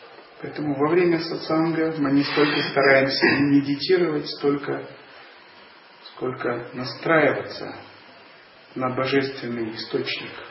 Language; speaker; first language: Russian; native; Russian